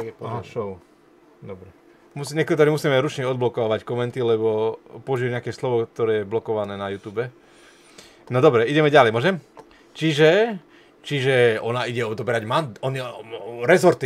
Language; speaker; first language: Slovak; native; Slovak